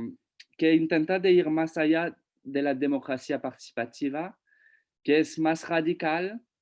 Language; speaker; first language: Spanish; non-native, fluent; French